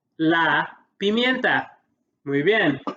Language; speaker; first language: Spanish; early bilingual, heritage; English